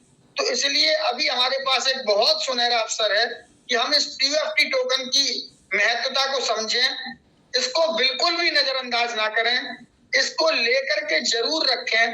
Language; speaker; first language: Hindi; native; Hindi